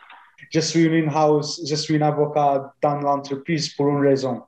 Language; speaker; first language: French; non-native, fluent; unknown